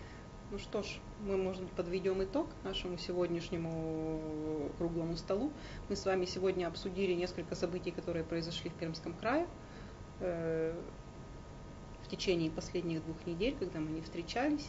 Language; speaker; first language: Russian; native; Russian